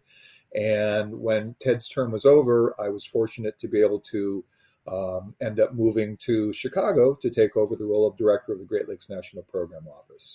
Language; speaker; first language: English; native; English